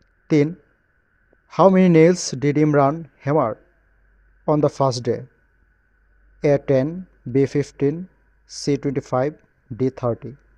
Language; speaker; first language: English; non-native, local second language; Bangla